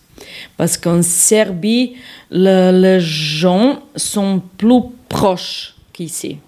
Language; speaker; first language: French; non-native, fluent; Serbian